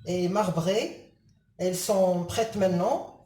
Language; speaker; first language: French; non-native, local second language; Arabic